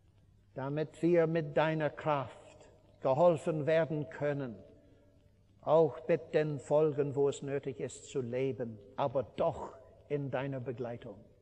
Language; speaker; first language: German; non-native, fluent; English